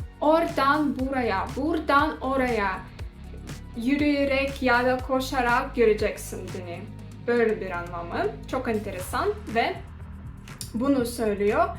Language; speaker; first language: Turkish; non-native, fluent; Russian